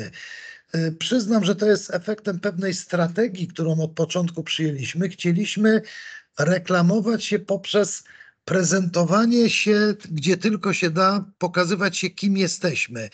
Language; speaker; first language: Polish; native; Polish